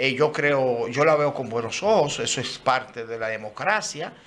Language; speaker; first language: Spanish; native; Spanish